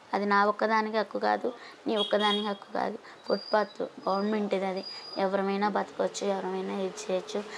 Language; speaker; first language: Telugu; native; Telugu